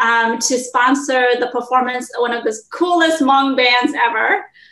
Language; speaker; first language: English; early bilingual, other home language; Hmong